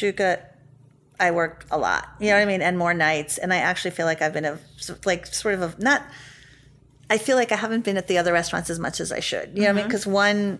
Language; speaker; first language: English; native; English